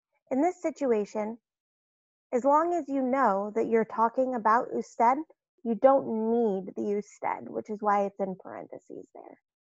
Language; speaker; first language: English; native; English